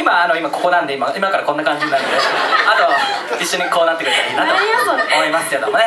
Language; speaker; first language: Japanese; native; Japanese